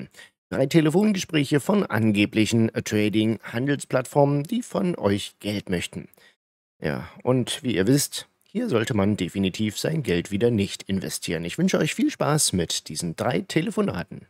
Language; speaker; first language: German; native; German